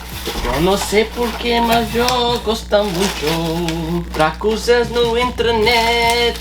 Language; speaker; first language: Spanish; non-native, learner; English